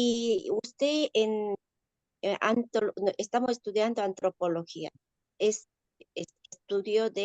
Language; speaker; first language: Spanish; non-native, learner; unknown